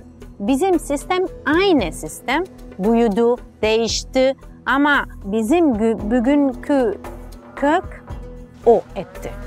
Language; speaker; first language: Turkish; non-native, fluent; Italian